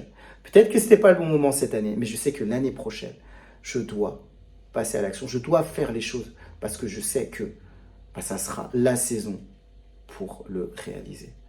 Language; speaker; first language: French; native; French